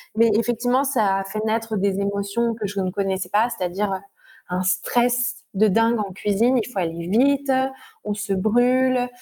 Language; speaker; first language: French; native; French